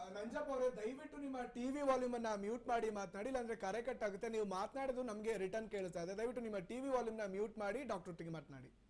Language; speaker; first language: Kannada; non-native, local second language; Kodava